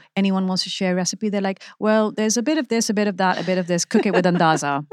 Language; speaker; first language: English; non-native, local second language; Urdu